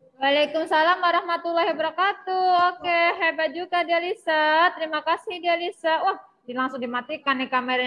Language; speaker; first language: Indonesian; native; Indonesian